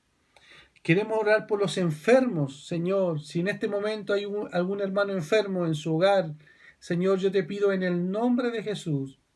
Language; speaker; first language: Spanish; native; Spanish